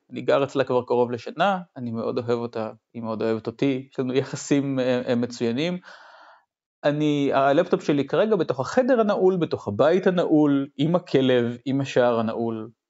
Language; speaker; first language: Hebrew; native; Hebrew